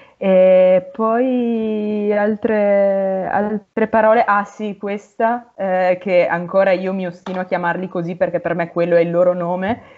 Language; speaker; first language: Italian; native; Italian